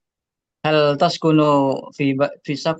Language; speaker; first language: Arabic; non-native, learner; Indonesian